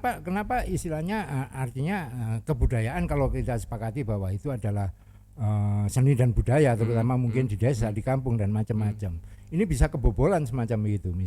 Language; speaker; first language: Indonesian; non-native, local second language; Javanese